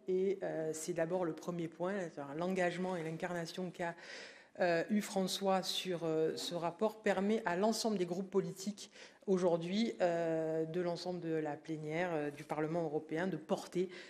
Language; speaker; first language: French; native; French